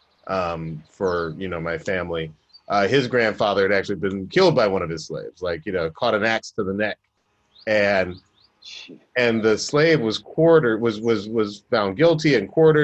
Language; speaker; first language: English; native; English